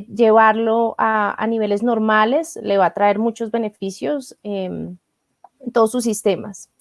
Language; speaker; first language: Spanish; native; Spanish